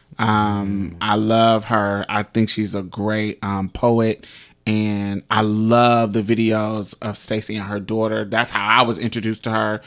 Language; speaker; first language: English; native; English